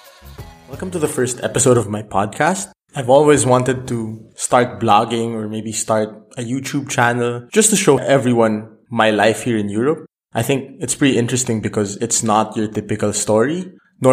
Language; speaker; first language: English; non-native, local second language; Filipino